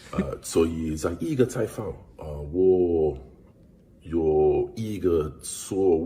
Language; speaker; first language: Chinese; non-native, learner; English